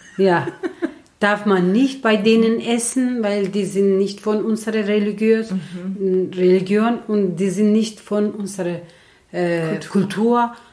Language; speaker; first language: German; non-native, learner; Kurdish